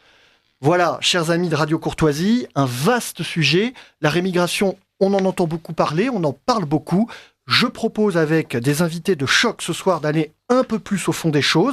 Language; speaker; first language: French; native; French